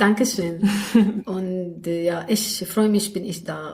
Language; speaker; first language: German; non-native, learner; Arabic